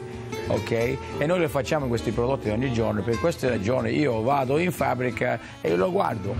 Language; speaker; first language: Italian; early bilingual, heritage; Italian